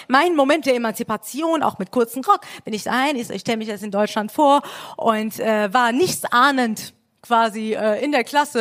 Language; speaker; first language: German; early bilingual, other home language; Persian